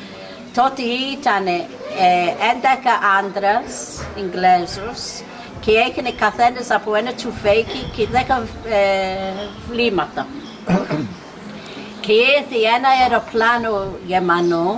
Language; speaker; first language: Greek; non-native, fluent; English